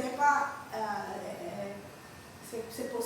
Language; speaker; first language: French; non-native, learner; Portuguese